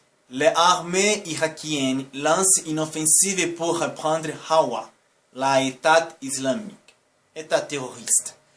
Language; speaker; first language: French; non-native, learner; Portuguese